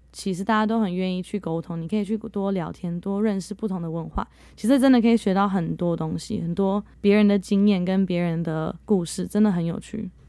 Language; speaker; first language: Chinese; early bilingual, heritage; Chinese